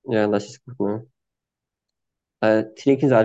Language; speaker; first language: German; non-native, fluent; Turkish